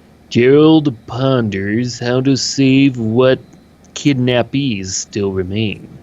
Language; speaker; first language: English; native; English